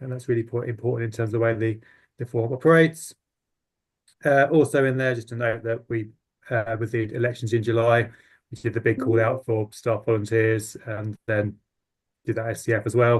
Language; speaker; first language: English; native; English